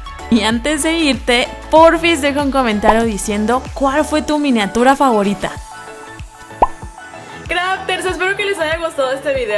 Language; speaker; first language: Spanish; native; Spanish